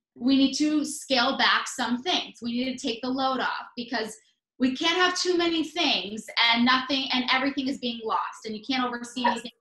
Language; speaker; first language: English; native; English